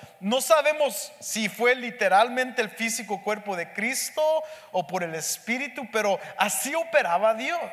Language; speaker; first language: Spanish; early bilingual, heritage; Spanish